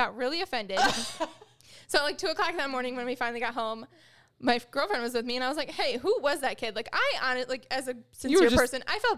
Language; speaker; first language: English; native; English